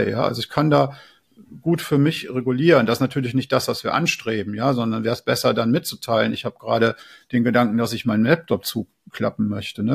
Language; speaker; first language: German; native; German